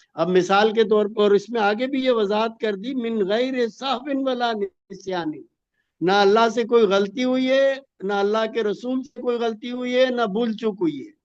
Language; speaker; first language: Urdu; non-native, local second language; Punjabi